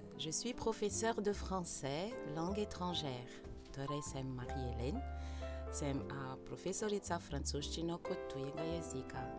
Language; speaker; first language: Slovenian; non-native, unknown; French